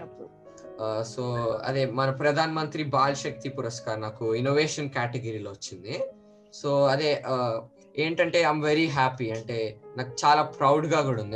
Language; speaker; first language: Telugu; native; Telugu